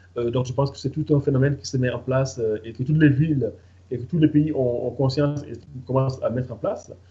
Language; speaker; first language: French; non-native, local second language; Fula